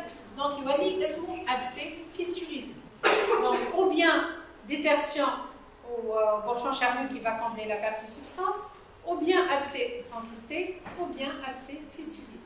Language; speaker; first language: French; non-native, local second language; Arabic